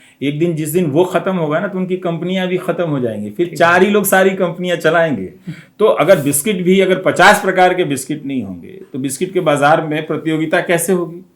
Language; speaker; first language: Hindi; non-native, local second language; Bhojpuri